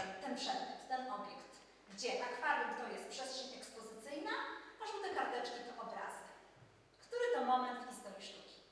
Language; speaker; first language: Polish; native; Polish